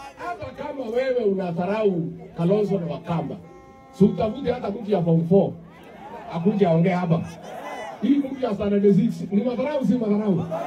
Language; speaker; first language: Swahili; non-native, local second language; Kikuyu